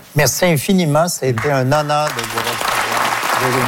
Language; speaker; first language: French; native; French